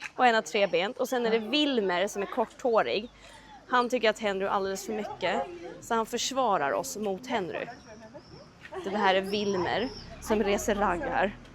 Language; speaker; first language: Swedish; native; Swedish